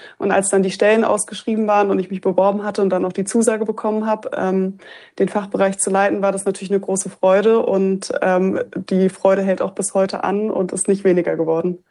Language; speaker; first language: German; native; German